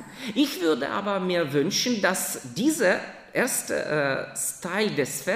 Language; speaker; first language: German; non-native, fluent; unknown